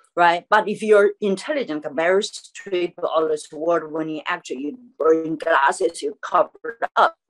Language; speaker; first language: English; non-native, fluent; Chinese